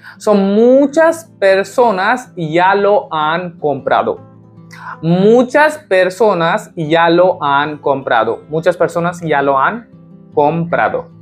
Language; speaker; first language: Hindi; native; Hindi